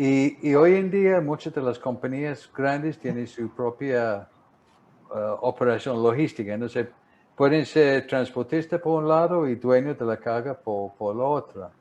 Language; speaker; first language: Spanish; non-native, fluent; English